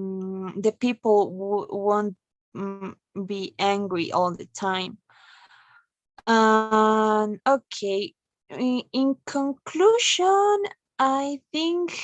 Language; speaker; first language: English; non-native, learner; Spanish